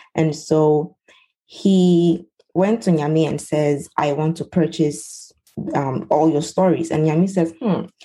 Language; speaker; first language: English; non-native, local second language; Ewe